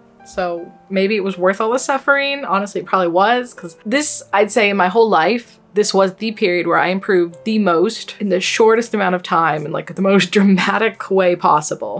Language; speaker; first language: English; native; English